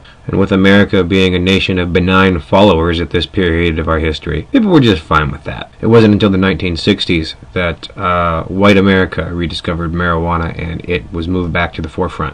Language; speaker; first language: English; native; English